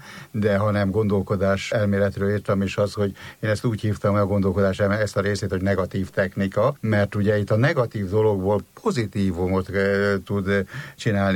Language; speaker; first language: Hungarian; native; Hungarian